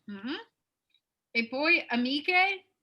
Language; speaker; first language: Italian; non-native, fluent; English